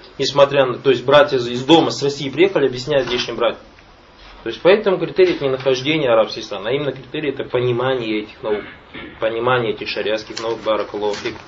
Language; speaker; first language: Russian; non-native, local second language; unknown